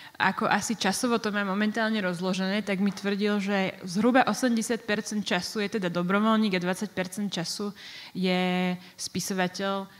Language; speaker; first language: Slovak; native; Slovak